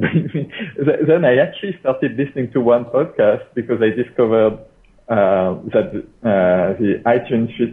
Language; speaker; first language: English; non-native, fluent; French